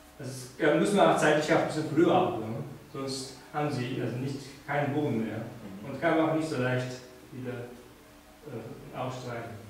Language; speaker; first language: German; non-native, fluent; Japanese